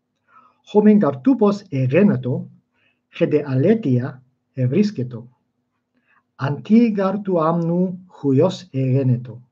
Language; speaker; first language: Greek; non-native, fluent; English